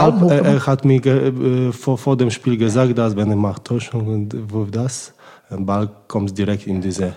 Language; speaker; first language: German; non-native, learner; Polish